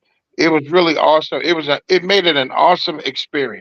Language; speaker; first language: English; native; English